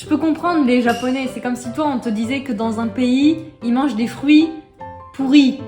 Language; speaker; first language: French; native; French